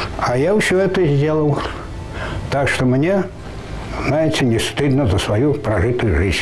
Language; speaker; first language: Russian; native; Russian